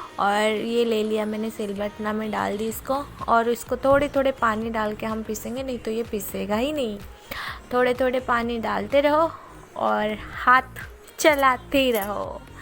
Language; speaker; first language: Hindi; non-native, local second language; Odia